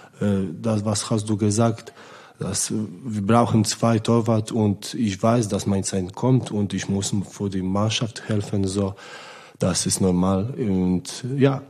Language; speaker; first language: German; non-native, learner; Polish